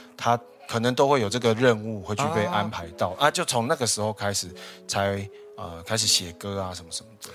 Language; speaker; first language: Chinese; non-native, local second language; Hakka Chinese